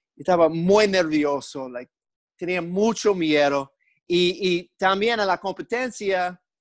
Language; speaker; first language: Spanish; non-native, learner; English